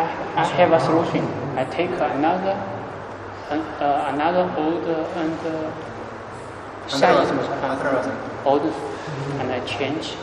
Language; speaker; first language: English; non-native, learner; Chinese